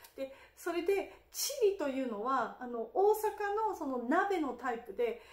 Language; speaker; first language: Japanese; native; Japanese